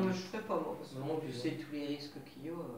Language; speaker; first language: French; native; French